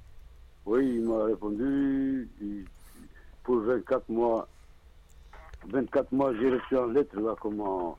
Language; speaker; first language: French; non-native, learner; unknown